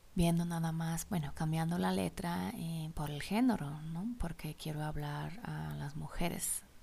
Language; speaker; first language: Spanish; non-native, fluent; German